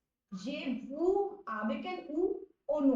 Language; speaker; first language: French; non-native, learner; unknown